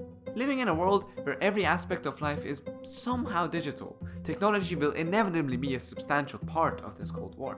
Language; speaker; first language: English; non-native, fluent; Persian